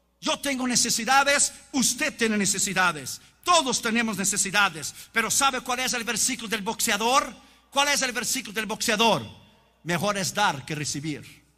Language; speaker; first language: Spanish; non-native, fluent; Portuguese